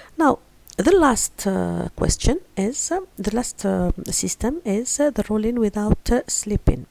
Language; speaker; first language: English; non-native, fluent; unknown